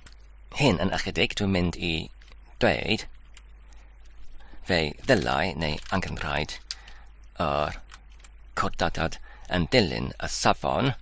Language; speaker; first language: Welsh; non-native, learner; English